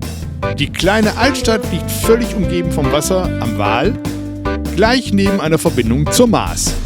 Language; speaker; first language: German; native; German